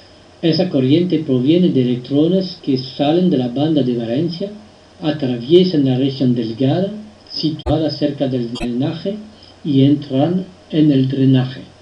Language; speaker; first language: Spanish; non-native, fluent; French